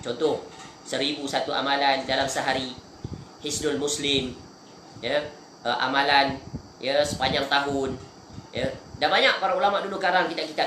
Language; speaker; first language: Malay; native; Malay